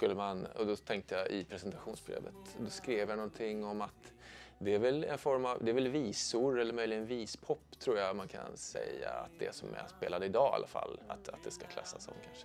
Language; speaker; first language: Swedish; native; Swedish